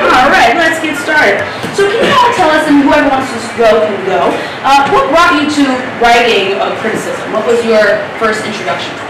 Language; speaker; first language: English; native; English